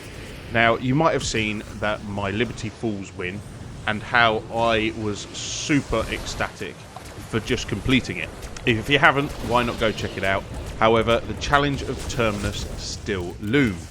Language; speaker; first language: English; native; English